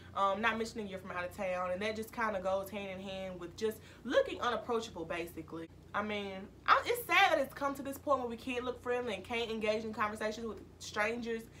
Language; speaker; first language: English; native; English